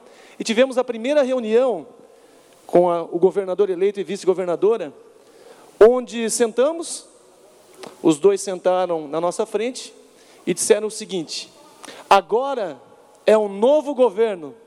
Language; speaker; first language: Portuguese; native; Portuguese